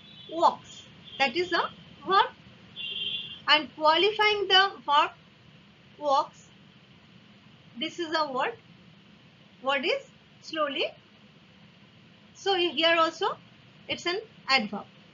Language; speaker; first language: English; non-native, local second language; Bangla